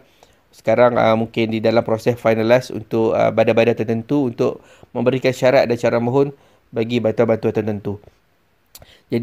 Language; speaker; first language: Malay; native; Malay